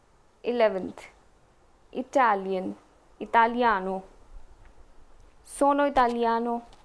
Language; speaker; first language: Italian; non-native, fluent; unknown